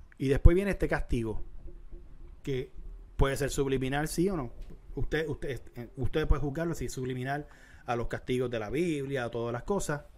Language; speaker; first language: Spanish; native; Spanish